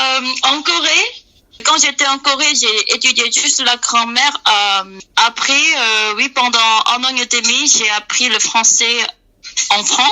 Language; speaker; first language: French; non-native, fluent; Korean